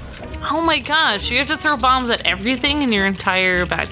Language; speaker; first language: English; native; English